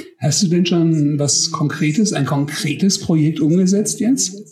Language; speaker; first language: German; native; German